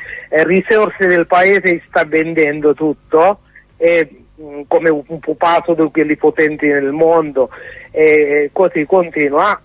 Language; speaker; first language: Italian; non-native, learner; Sinhala